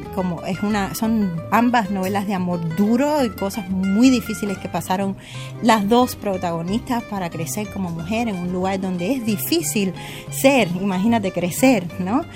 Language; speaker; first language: Spanish; native; Spanish